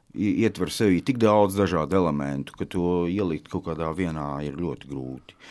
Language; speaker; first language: Latvian; native; Latvian